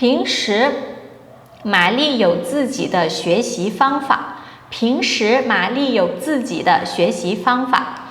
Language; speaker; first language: Chinese; non-native, fluent; Portuguese